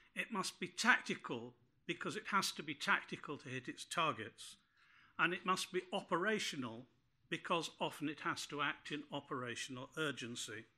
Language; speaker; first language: English; native; English